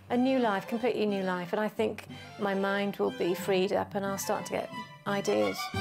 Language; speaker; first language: English; native; English